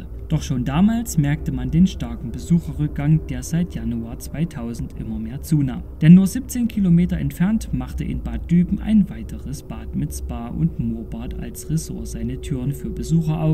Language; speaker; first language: German; native; German